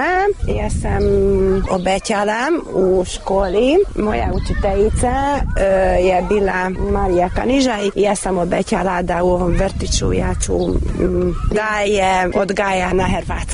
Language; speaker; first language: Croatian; non-native, local second language; Hungarian